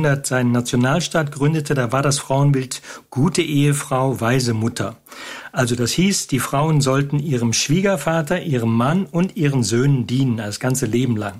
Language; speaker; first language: German; native; German